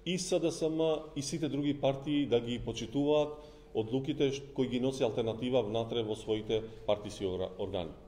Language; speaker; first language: Macedonian; non-native, local second language; Albanian